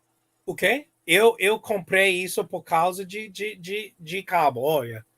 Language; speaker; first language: Portuguese; non-native, learner; English